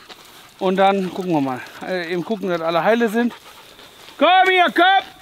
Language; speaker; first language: German; native; German